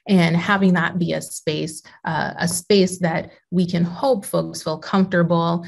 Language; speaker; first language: English; native; English